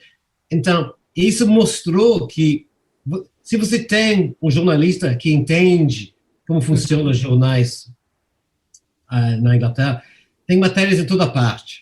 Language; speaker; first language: Portuguese; non-native, fluent; English